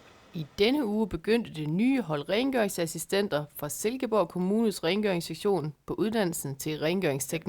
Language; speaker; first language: Danish; native; Danish